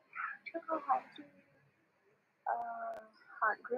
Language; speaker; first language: Chinese; non-native, learner; Vietnamese